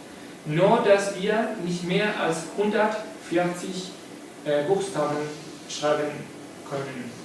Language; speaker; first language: German; non-native, fluent; Spanish